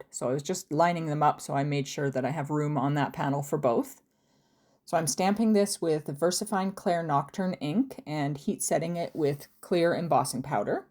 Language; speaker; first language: English; native; English